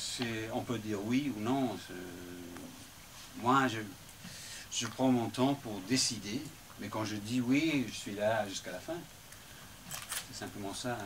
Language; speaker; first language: French; non-native, fluent; English